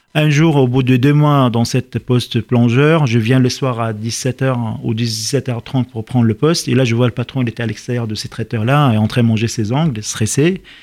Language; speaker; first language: French; non-native, fluent; Arabic